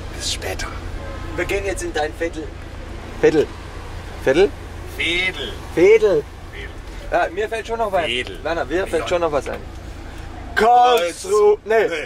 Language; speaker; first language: English; non-native, fluent; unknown